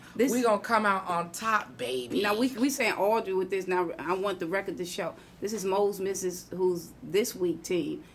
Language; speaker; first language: English; native; English